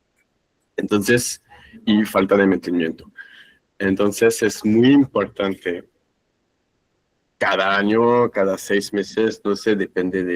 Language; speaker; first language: Spanish; non-native, fluent; French